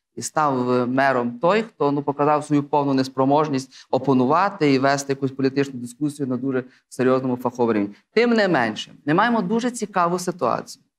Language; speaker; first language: Ukrainian; native; Ukrainian